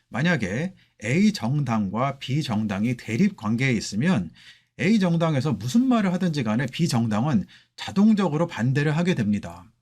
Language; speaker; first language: Korean; native; Korean